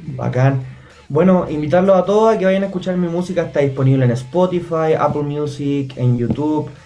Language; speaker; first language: Spanish; native; Spanish